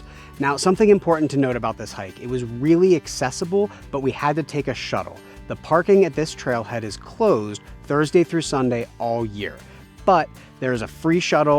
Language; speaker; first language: English; native; English